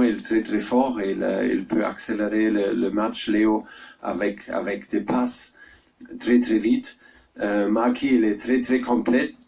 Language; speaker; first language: French; non-native, learner; German